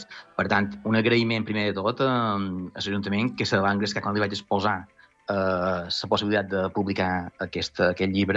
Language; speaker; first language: Catalan; native; Catalan